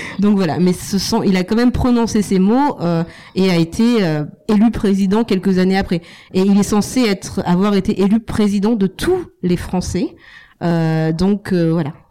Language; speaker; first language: French; early bilingual, other home language; Malagasy